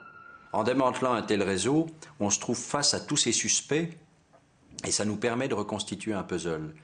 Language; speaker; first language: French; native; French